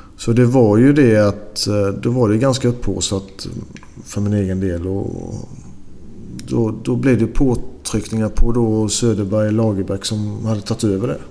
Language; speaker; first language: Swedish; native; Swedish